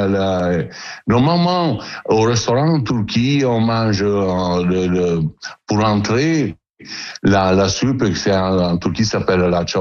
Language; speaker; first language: French; non-native, learner; Italian